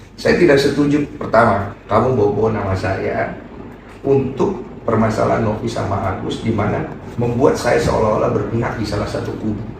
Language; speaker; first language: Indonesian; native; Indonesian